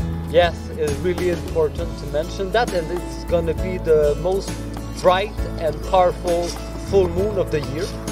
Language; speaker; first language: English; non-native, fluent; French